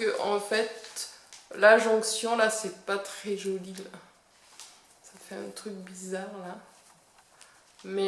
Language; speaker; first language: French; native; French